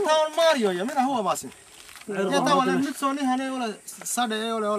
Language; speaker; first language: Finnish; non-native, learner; Somali